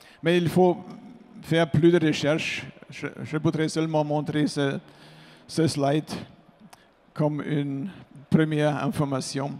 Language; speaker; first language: French; non-native, fluent; German